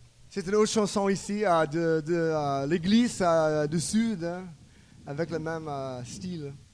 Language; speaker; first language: French; non-native, learner; English